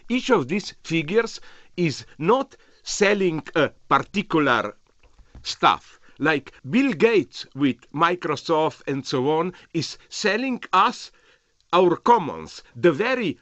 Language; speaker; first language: English; non-native, fluent; Slovenian